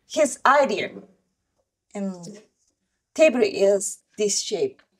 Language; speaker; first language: English; non-native, learner; Japanese